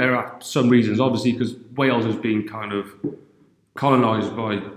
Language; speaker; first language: English; native; English